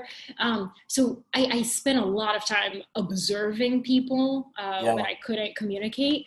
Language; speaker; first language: English; early bilingual, other home language; Bulgarian